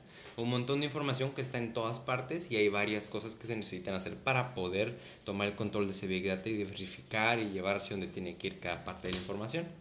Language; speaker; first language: Spanish; native; Spanish